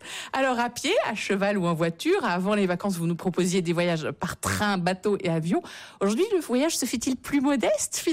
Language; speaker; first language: French; native; French